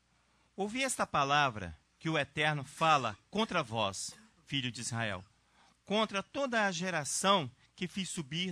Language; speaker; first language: Portuguese; native; Portuguese